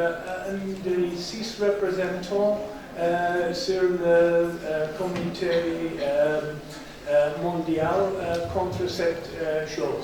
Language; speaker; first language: French; non-native, fluent; English